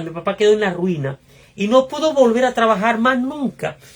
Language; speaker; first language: Spanish; native; Spanish